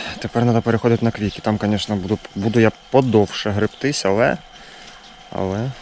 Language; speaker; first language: Ukrainian; native; Ukrainian